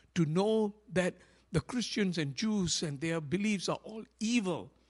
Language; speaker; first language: English; non-native, local second language; Tamil